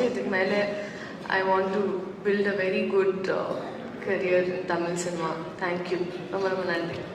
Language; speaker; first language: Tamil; non-native, learner; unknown